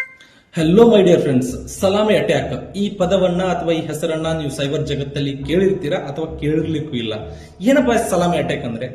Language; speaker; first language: Kannada; native; Kannada